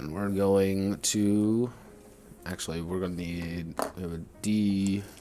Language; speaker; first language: English; native; English